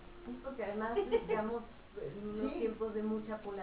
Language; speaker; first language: Spanish; native; Spanish